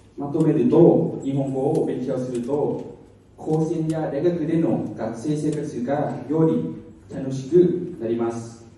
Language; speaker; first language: Japanese; non-native, learner; Hmong